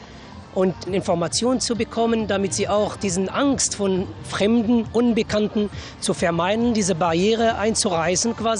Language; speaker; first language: German; non-native, fluent; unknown